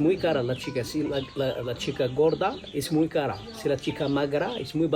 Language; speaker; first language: Spanish; non-native, learner; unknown